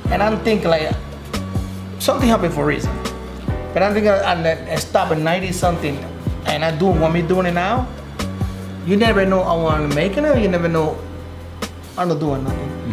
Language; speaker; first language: English; non-native, local second language; Spanish